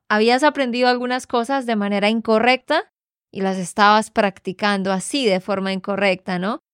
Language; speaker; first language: Spanish; native; Spanish